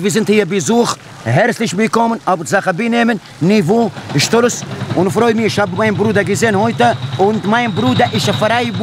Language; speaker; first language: German; non-native, learner; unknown